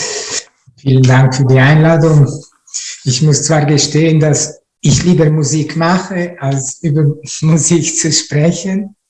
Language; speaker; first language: German; non-native, fluent; Italian